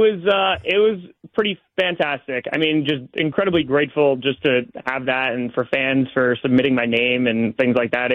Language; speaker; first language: English; native; English